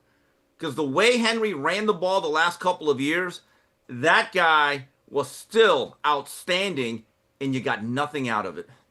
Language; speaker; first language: English; native; English